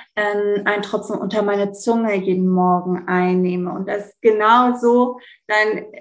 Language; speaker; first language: German; early bilingual, heritage; Greek